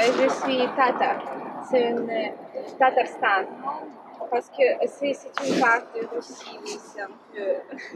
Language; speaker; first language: French; non-native, learner; Russian